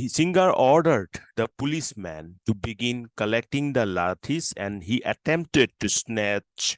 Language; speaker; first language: English; non-native, local second language; Assamese